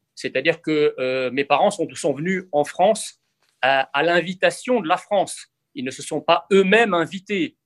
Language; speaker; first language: French; early bilingual, other home language; Arabic